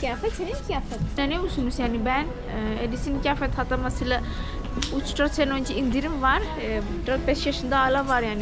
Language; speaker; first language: Turkish; non-native, learner; Indonesian